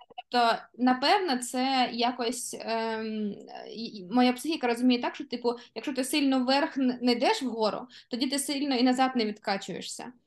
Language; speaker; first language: Ukrainian; non-native, local second language; Russian